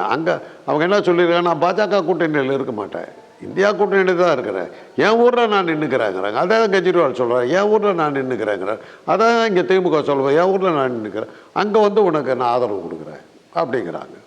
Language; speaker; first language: Tamil; native; Tamil